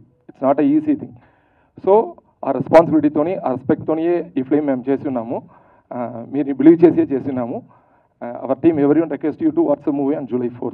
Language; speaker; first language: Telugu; early bilingual, heritage; Telugu